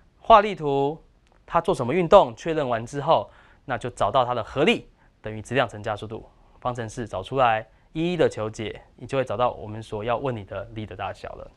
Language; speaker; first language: Chinese; native; Chinese